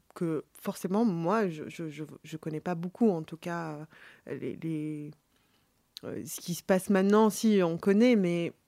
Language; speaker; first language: French; non-native, local second language; Arabic